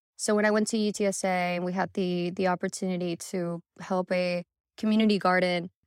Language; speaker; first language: English; early bilingual, other home language; Spanish